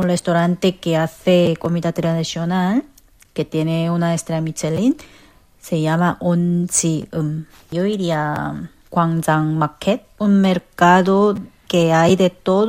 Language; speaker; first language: Spanish; non-native, fluent; Korean